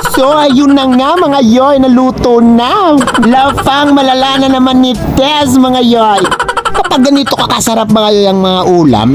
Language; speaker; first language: Filipino; non-native, local second language; Bikol